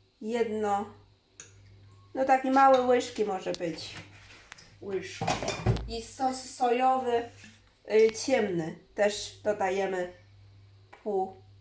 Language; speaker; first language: Polish; non-native, learner; Chinese